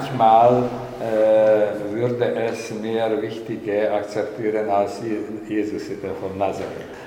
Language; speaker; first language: German; non-native, learner; Hungarian